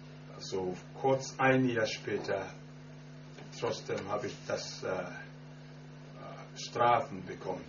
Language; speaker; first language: German; non-native, fluent; Akan